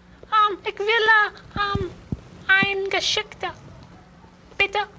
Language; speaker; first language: German; non-native, learner; English